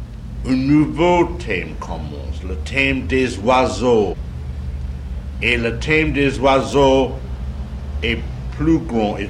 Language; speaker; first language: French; non-native, learner; English